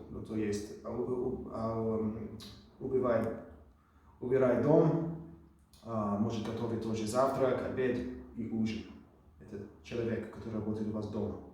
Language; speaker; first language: Russian; non-native, fluent; English